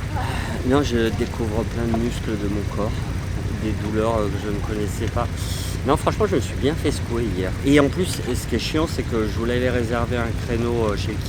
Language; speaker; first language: French; native; French